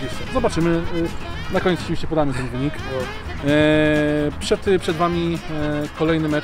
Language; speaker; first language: Polish; native; Polish